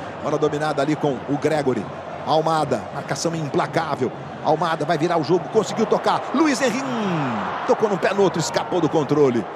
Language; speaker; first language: Portuguese; native; Portuguese